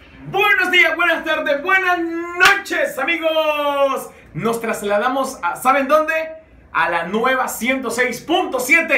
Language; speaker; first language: Spanish; native; Spanish